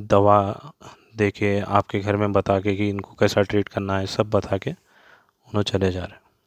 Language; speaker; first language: Hindi; non-native, local second language; Urdu